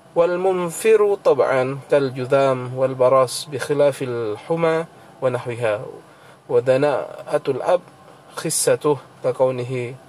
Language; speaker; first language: Arabic; non-native, fluent; Indonesian